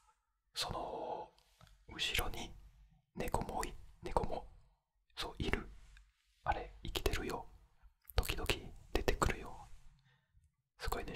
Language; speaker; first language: Japanese; non-native, fluent; French